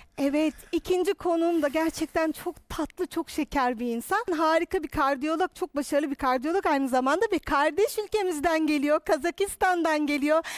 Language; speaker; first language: Turkish; native; Turkish